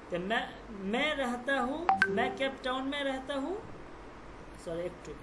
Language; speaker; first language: Hindi; non-native, fluent; Bangla